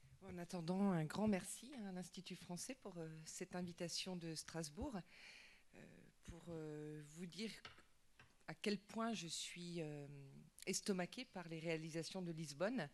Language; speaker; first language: French; native; French